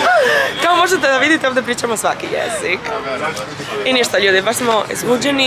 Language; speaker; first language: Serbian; early bilingual, heritage; Serbian